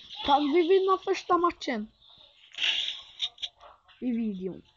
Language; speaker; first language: Swedish; early bilingual, other home language; French